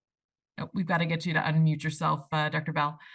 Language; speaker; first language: English; native; English